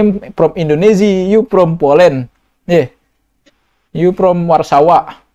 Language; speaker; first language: English; non-native, learner; Indonesian